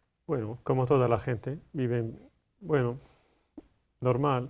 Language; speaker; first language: Spanish; non-native, learner; Arabic